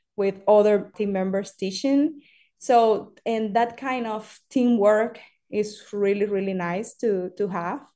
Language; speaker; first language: English; non-native, fluent; Spanish